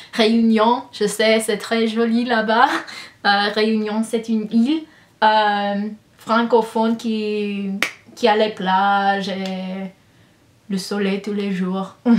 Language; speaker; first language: French; non-native, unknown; English